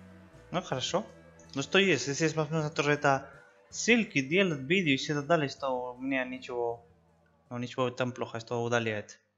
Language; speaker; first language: Russian; non-native, learner; Spanish